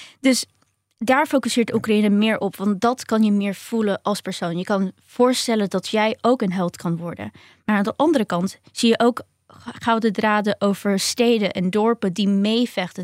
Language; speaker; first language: Dutch; early bilingual, other home language; Ukrainian